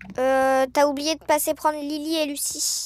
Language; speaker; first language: French; native; French